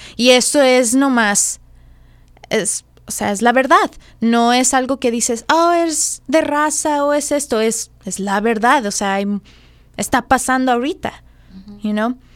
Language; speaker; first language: Spanish; early bilingual, heritage; Spanish